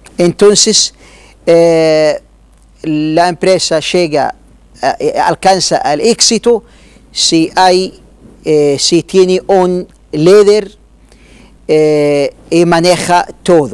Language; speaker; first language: Spanish; non-native, learner; Arabic